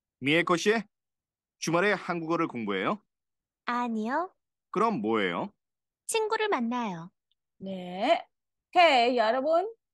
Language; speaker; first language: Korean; non-native, fluent; Khmer